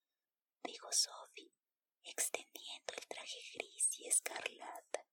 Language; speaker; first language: Spanish; native; Spanish